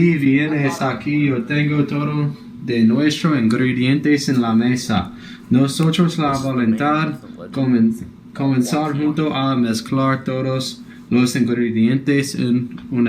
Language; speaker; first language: Spanish; non-native, learner; English